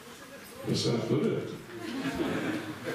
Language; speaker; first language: Russian; non-native, learner; English